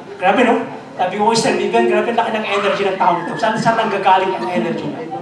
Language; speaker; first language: Filipino; non-native, local second language; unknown